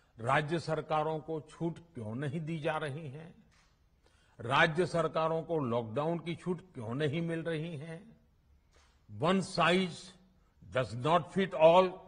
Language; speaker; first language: Hindi; non-native, local second language; Gujarati